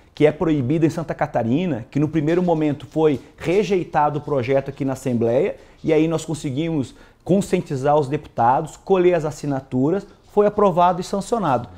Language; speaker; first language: Portuguese; native; Portuguese